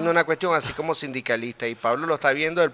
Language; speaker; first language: Spanish; native; Spanish